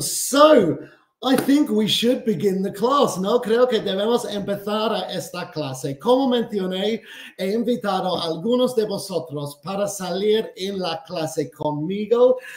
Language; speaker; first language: Spanish; non-native, fluent; English